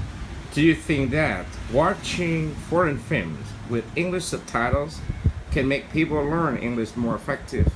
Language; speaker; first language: English; non-native, fluent; Vietnamese